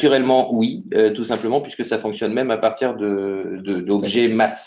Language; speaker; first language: French; native; French